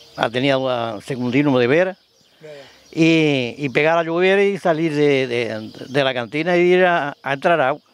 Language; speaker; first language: Spanish; native; Spanish